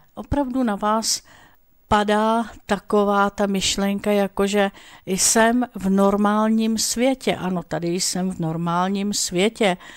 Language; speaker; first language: Czech; native; Czech